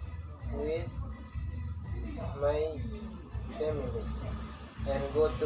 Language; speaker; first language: English; non-native, learner; Indonesian